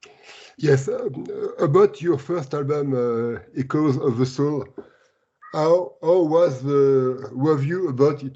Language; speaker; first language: English; non-native, learner; French